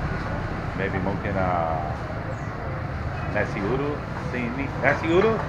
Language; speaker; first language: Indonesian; non-native, learner; English